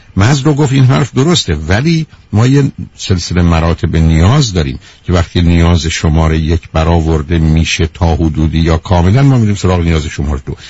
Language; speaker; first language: Persian; native; Persian